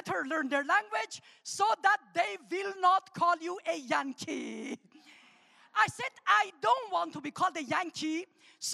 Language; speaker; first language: English; non-native, fluent; Armenian